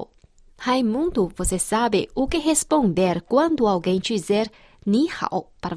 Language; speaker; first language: Portuguese; non-native, fluent; Chinese